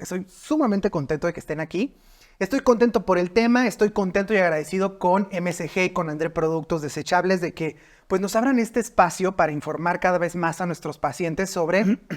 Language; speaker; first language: Spanish; native; Spanish